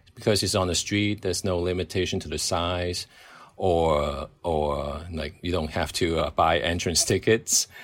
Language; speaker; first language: English; non-native, local second language; Cantonese